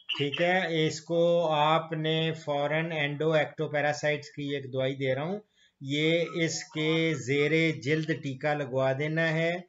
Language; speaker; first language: Urdu; native; Urdu